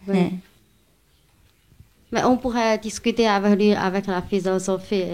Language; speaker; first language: French; non-native, learner; Chinese